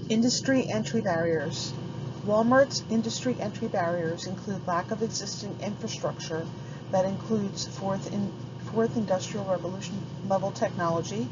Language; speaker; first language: English; native; English